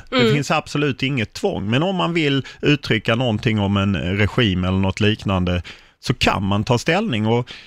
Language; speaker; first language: Swedish; native; Swedish